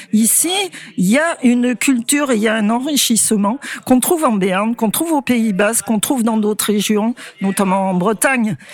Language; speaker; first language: French; native; French